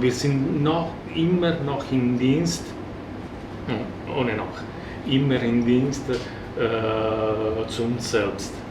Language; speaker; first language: German; non-native, fluent; Italian